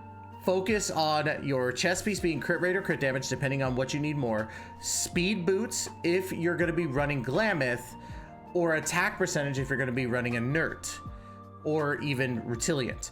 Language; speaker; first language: English; native; English